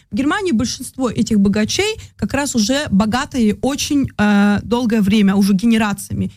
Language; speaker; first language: Russian; early bilingual, heritage; Russian